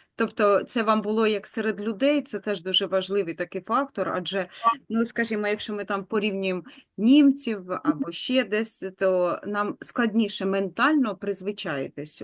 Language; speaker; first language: Ukrainian; native; Ukrainian